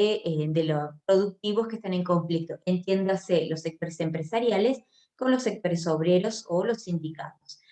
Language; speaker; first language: Spanish; native; Spanish